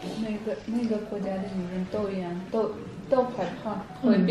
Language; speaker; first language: Chinese; non-native, fluent; Russian